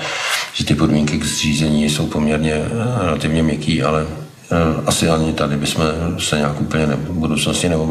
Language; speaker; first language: Czech; native; Czech